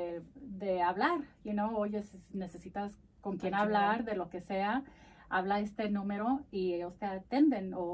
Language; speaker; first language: Spanish; early bilingual, heritage; Spanish